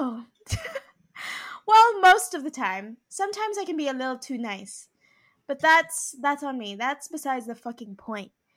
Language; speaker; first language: English; native; English